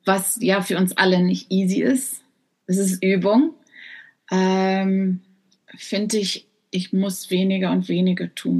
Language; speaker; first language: German; non-native, fluent; English